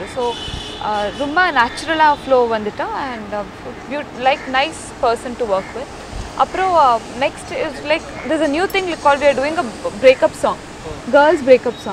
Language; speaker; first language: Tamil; non-native, learner; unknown